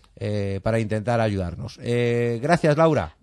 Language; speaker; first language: Spanish; native; Spanish